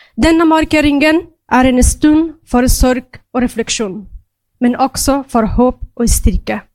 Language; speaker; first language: Norwegian; non-native, fluent; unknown